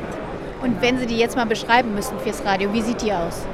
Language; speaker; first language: German; native; German